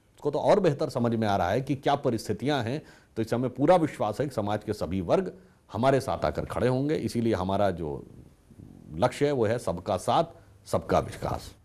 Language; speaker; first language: Hindi; native; Hindi